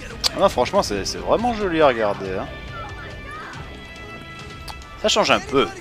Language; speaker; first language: French; native; French